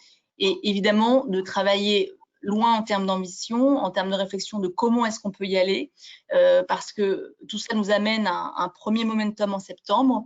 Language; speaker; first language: French; native; French